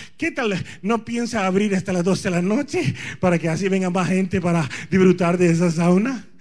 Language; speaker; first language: Spanish; non-native, fluent; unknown